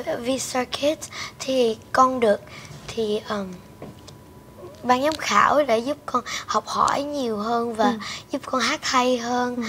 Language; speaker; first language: Vietnamese; early bilingual, heritage; Vietnamese